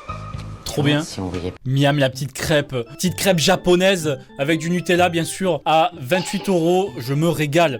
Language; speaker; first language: French; native; French